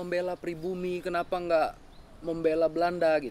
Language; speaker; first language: Indonesian; native; Indonesian